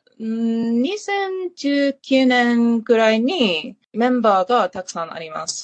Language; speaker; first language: Japanese; non-native, learner; English